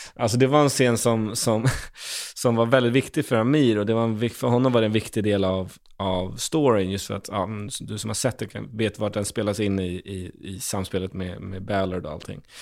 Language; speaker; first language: Swedish; native; Swedish